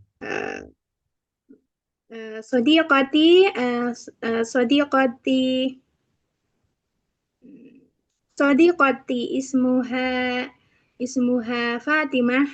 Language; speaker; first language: Arabic; non-native, learner; Indonesian